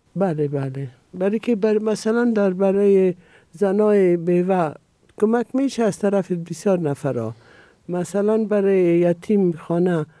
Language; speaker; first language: Persian; non-native, fluent; Italian